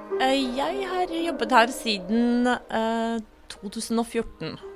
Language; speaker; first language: Norwegian; non-native, fluent; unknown